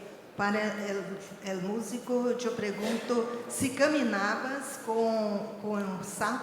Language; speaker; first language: Spanish; non-native, learner; Portuguese